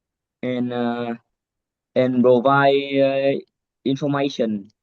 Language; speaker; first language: English; non-native, learner; Vietnamese